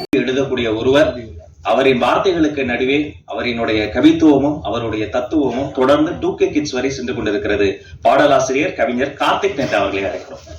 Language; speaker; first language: Tamil; native; Tamil